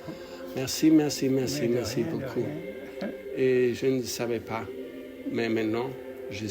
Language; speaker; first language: French; non-native, learner; English